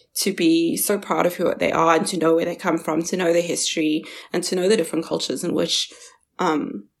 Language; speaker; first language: English; early bilingual, other home language; Chinese